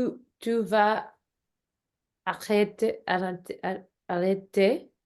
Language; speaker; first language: French; non-native, learner; Spanish